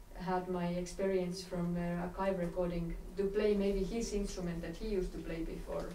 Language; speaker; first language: English; non-native, fluent; Estonian